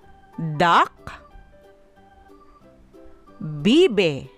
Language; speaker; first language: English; non-native, local second language; Filipino